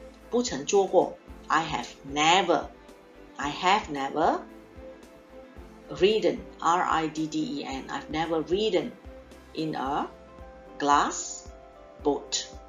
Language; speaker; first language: English; non-native, local second language; Chinese